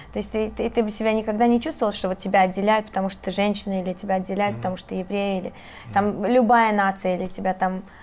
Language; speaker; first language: Russian; early bilingual, other home language; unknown